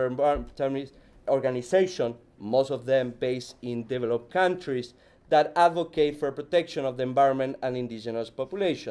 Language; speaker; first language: English; non-native, fluent; Spanish